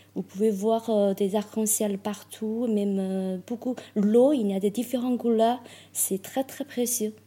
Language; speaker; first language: French; non-native, fluent; Chinese